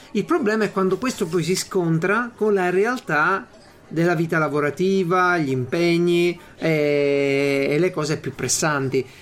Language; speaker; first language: Italian; native; Italian